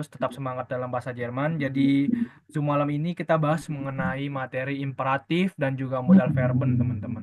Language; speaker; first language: Indonesian; native; Indonesian